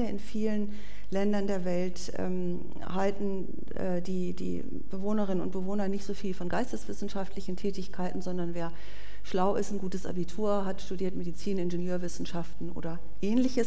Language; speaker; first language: German; native; German